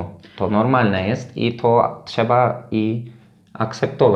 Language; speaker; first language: Polish; non-native, learner; Turkish